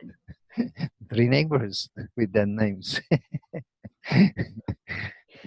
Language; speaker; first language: English; non-native, learner; Spanish